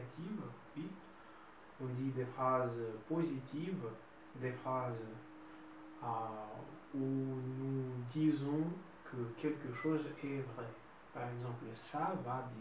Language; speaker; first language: French; non-native, fluent; Russian